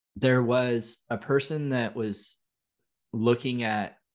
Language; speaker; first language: English; native; English